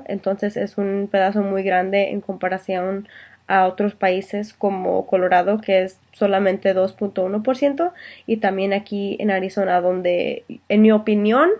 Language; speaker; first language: Spanish; early bilingual, heritage; Spanish